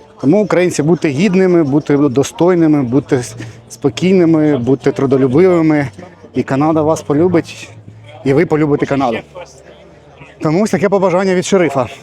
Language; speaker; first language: Ukrainian; native; Ukrainian